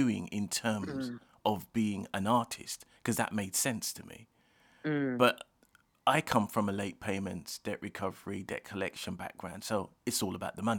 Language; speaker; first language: English; non-native, local second language; Jamaican Creole English